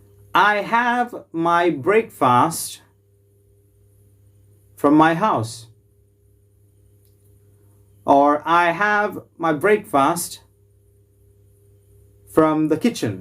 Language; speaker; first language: English; non-native, local second language; Malayalam